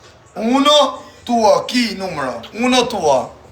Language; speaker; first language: Italian; non-native, learner; Albanian